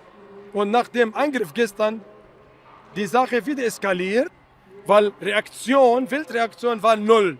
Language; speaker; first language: German; non-native, fluent; Arabic